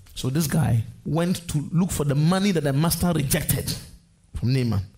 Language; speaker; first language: English; non-native, local second language; Akan